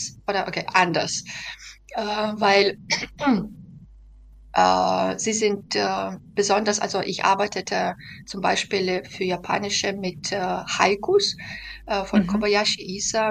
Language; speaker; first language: German; non-native, fluent; Belarusian